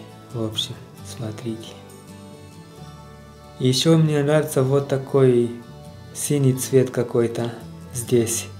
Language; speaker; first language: Russian; non-native, learner; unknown